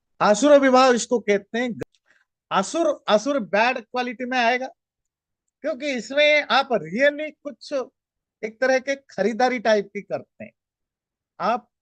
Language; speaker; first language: Hindi; native; Hindi